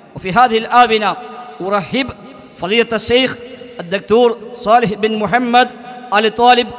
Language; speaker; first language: Arabic; non-native, fluent; Malayalam